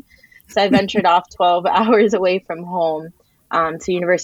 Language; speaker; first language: English; early bilingual, other home language; Spanish